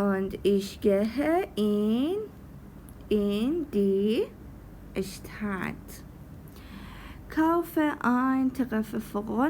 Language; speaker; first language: German; non-native, fluent; Persian